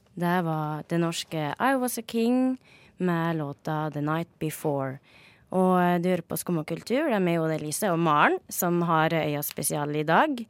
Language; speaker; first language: Norwegian; native; Norwegian